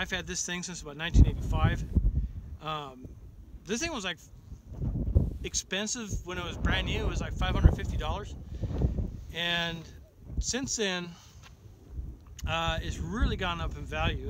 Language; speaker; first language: English; native; English